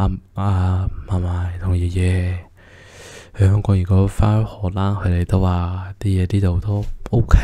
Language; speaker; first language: Cantonese; early bilingual, heritage; Cantonese